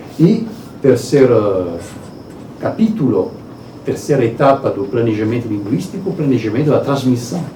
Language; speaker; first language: Portuguese; non-native, learner; Italian